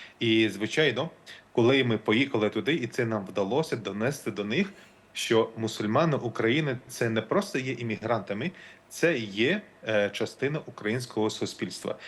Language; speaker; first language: Ukrainian; non-native, local second language; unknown